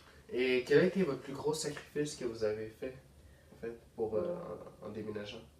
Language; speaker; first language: French; native; French